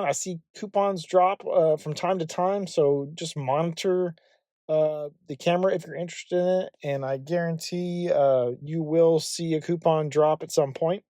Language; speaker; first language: English; native; English